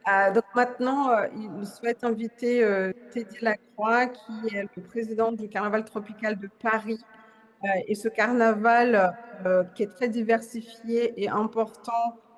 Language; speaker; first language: French; non-native, fluent; Portuguese